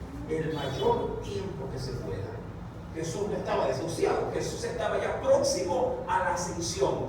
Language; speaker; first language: Spanish; native; Spanish